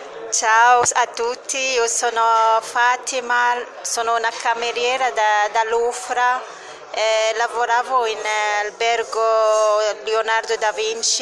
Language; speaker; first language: Italian; non-native, fluent; Arabic